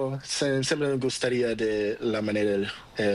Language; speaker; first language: Spanish; non-native, learner; Portuguese